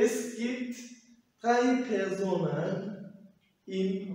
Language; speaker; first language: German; non-native, learner; Turkish